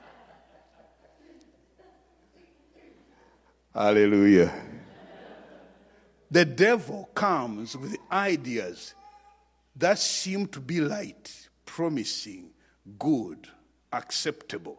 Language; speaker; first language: English; non-native, local second language; Ganda